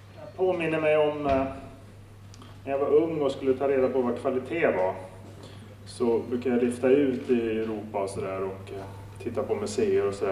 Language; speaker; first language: Swedish; native; Swedish